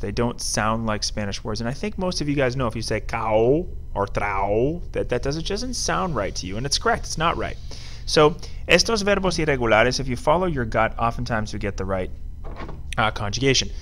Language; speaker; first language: English; native; English